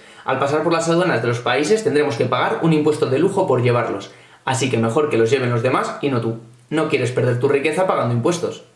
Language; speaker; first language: Spanish; native; Spanish